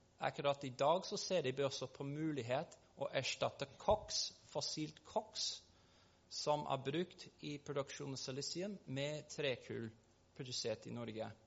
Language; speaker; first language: Norwegian; non-native, fluent; English